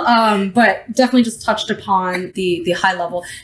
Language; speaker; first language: English; native; English